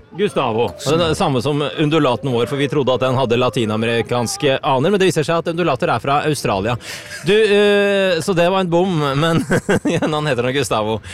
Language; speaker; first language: Norwegian; native; Norwegian